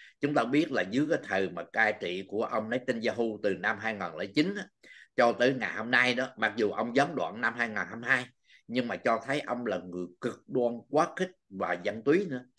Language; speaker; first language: Vietnamese; native; Vietnamese